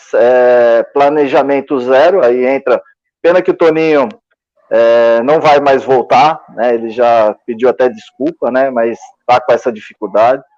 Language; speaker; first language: Portuguese; native; Portuguese